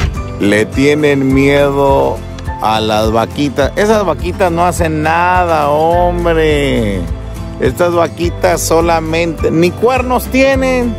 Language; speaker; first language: Spanish; native; Spanish